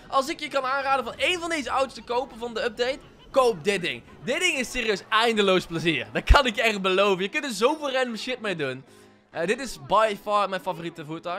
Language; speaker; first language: Dutch; native; Dutch